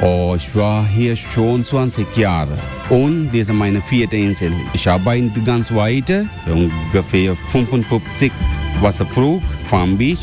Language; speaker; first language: German; non-native, learner; Sinhala